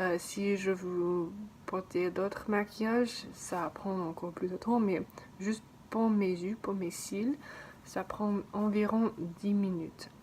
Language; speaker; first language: French; non-native, learner; English